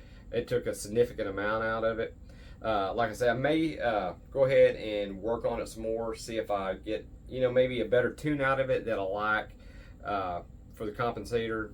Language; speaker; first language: English; native; English